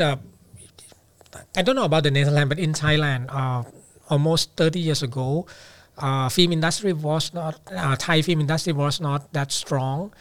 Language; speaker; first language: English; non-native, fluent; Thai